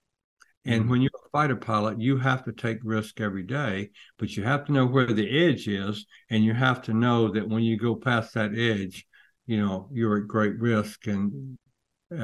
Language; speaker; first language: English; native; English